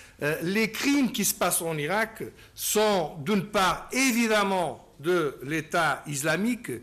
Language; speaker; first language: French; non-native, fluent; Portuguese